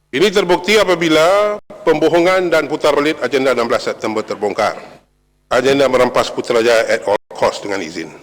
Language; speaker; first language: Malay; native; Malay